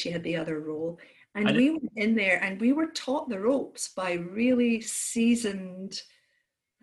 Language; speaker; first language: English; native; English